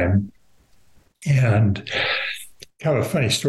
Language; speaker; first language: English; native; English